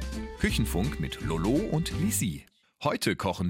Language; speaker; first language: German; native; German